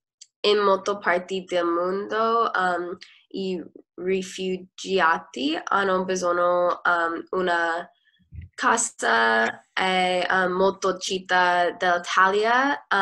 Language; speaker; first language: Italian; non-native, learner; English